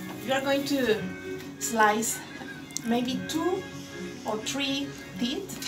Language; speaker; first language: English; non-native, fluent; Spanish